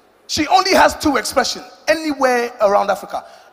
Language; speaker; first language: English; early bilingual, other home language; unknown